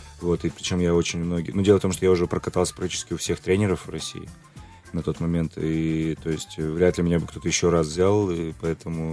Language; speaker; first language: Russian; native; Russian